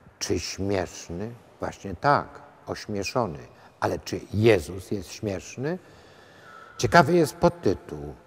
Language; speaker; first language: Polish; native; Polish